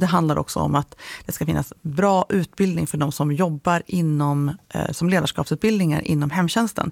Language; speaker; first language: Swedish; native; Swedish